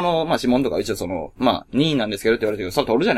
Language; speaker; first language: Japanese; native; Japanese